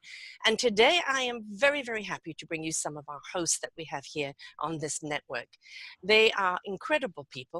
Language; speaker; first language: English; native; English